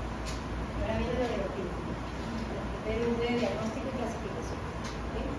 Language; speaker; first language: Spanish; native; Spanish